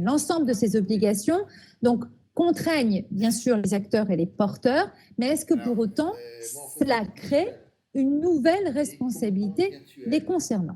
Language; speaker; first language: French; native; French